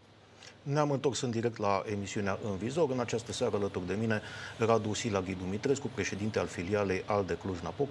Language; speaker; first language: Romanian; native; Romanian